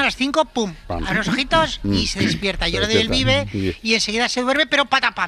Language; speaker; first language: Spanish; native; Spanish